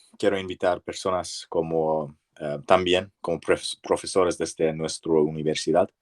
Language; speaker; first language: Spanish; non-native, learner; English